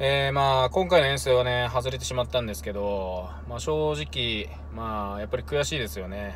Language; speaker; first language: Japanese; native; Japanese